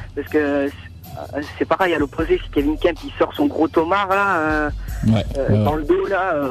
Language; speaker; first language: French; native; French